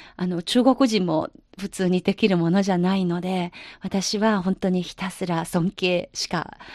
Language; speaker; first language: Japanese; non-native, fluent; Chinese